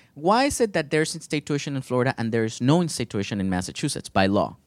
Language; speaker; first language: English; early bilingual, other home language; Spanish